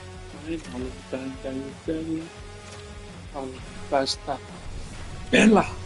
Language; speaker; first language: Finnish; non-native, learner; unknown